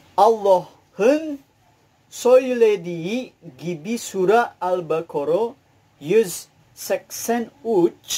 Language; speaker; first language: Turkish; non-native, learner; Indonesian